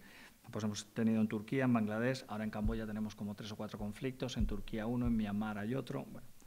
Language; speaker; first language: Spanish; native; Spanish